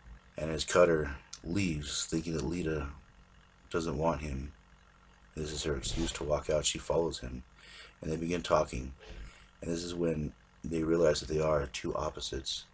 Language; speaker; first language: English; native; English